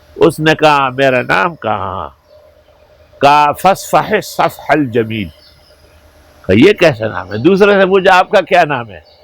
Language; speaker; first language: Urdu; non-native, local second language; Pashto